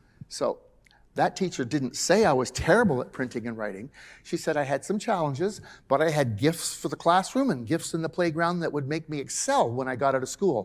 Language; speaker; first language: English; native; English